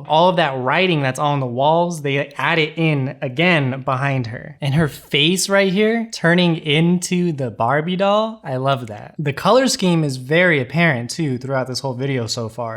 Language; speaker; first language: English; native; English